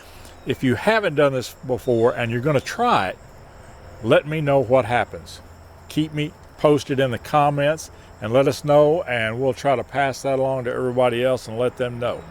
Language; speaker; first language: English; native; English